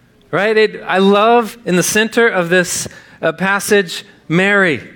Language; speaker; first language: English; native; English